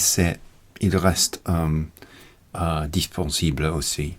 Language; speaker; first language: French; non-native, learner; English